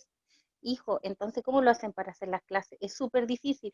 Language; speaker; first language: Spanish; native; Spanish